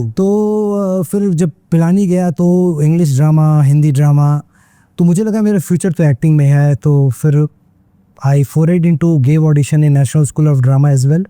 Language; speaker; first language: Hindi; native; Hindi